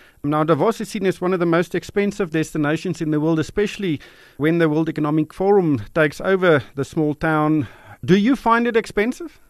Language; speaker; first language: English; non-native, local second language; Afrikaans